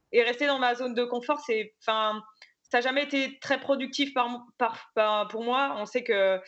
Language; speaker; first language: French; native; French